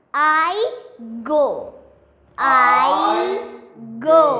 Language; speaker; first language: English; non-native, fluent; Pashto